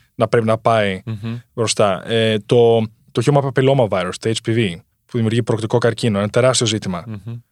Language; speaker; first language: Greek; early bilingual, heritage; Greek